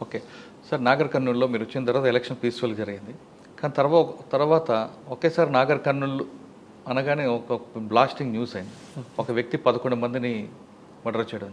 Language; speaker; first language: Telugu; native; Telugu